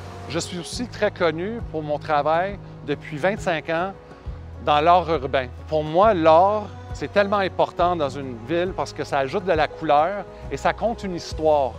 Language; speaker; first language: French; non-native, local second language; English